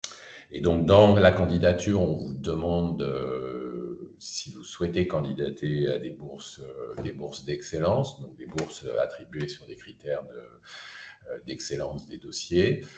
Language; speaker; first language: French; native; French